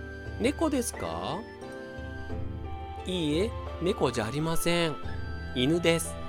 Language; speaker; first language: Japanese; non-native, fluent; Portuguese